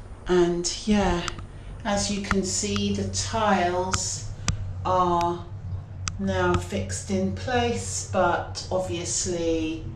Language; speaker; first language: English; native; English